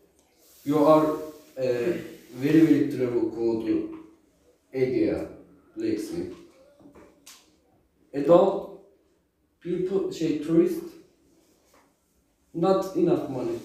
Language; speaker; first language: English; non-native, learner; Turkish